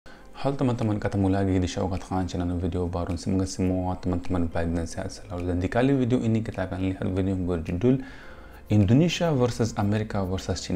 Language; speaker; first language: Indonesian; non-native, fluent; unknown